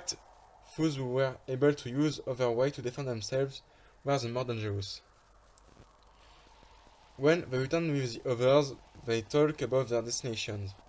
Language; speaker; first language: English; non-native, fluent; French